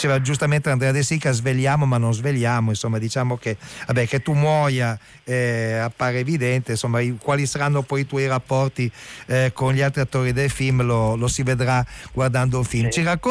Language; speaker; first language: Italian; native; Italian